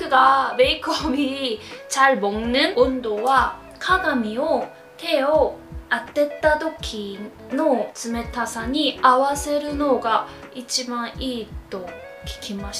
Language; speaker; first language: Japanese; non-native, fluent; Korean